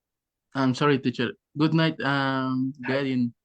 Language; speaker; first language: English; non-native, learner; Spanish